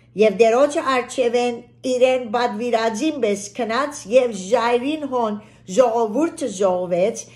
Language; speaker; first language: Armenian; early bilingual, heritage; Armenian